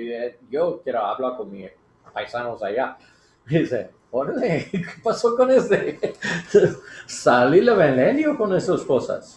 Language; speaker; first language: Spanish; non-native, learner; English